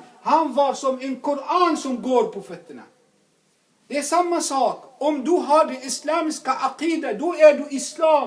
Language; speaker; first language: Swedish; non-native, fluent; Arabic